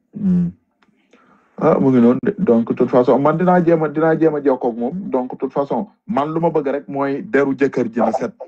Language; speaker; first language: Wolof; non-native, local second language; Fula